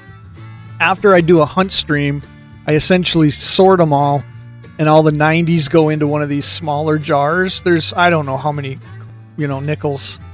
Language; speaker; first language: English; native; English